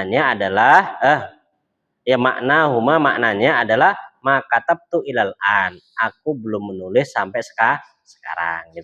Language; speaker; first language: Indonesian; native; Indonesian